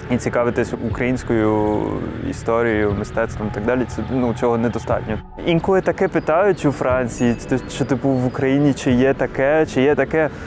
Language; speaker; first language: Ukrainian; non-native, fluent; French